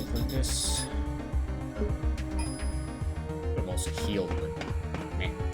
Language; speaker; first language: English; non-native, fluent; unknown